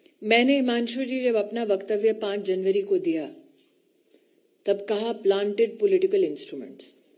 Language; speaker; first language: Hindi; native; Hindi